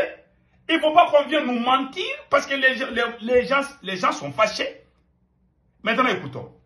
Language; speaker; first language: French; non-native, local second language; Bambara